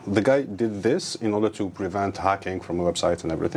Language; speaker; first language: English; non-native, fluent; Arabic